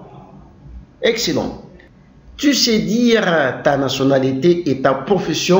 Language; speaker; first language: French; non-native, local second language; Arabic